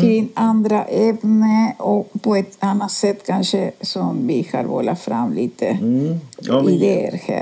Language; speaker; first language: Swedish; non-native, fluent; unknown